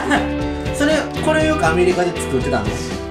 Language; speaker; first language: Japanese; native; Japanese